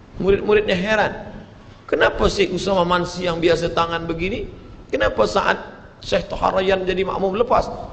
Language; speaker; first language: Malay; native; Malay